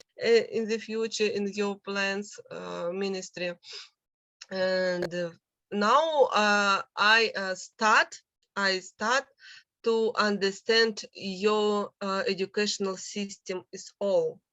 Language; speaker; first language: English; non-native, learner; Russian